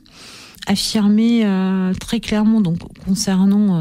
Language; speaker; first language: French; native; French